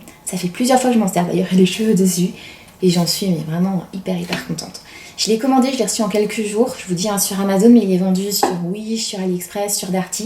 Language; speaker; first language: French; native; French